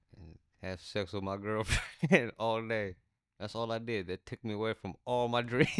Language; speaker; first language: English; early bilingual, other home language; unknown